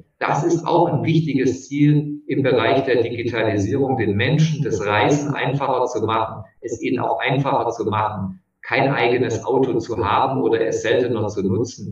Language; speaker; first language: German; native; German